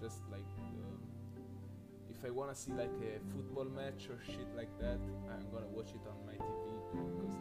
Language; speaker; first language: English; non-native, fluent; Italian